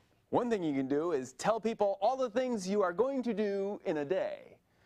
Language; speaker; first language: English; native; English